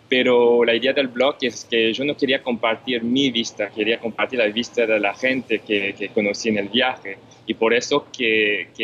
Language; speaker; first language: Spanish; non-native, fluent; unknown